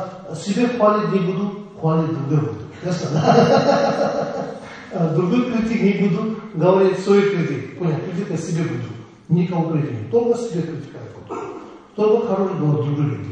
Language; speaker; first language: Russian; non-native, learner; Tibetan